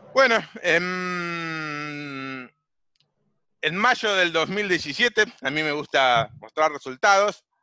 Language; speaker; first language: Spanish; native; Spanish